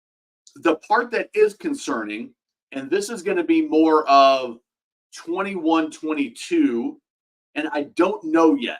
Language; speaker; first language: English; native; English